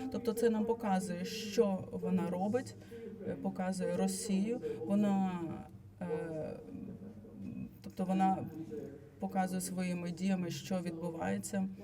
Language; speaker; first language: Ukrainian; non-native, fluent; Latvian